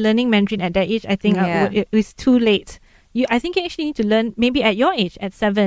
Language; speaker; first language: English; native; English